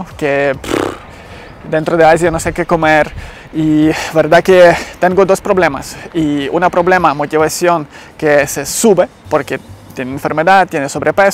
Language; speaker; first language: Spanish; non-native, learner; Ukrainian